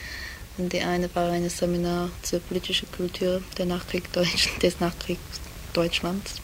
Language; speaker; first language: German; non-native, learner; English